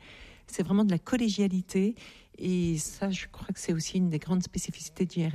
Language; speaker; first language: French; native; French